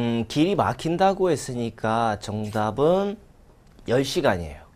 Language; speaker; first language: Korean; non-native, learner; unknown